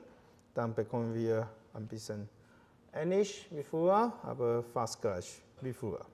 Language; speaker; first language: German; non-native, learner; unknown